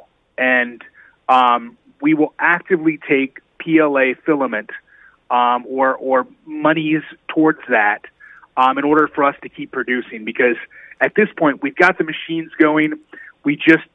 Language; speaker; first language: English; native; English